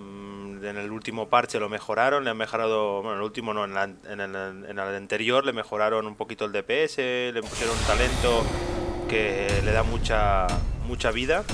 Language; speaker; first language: Spanish; native; Spanish